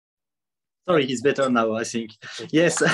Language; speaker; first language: English; non-native, learner; French